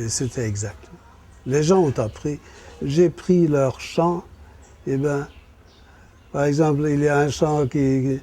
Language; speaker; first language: French; non-native, fluent; German